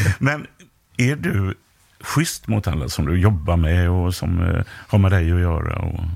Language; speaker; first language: Swedish; native; Swedish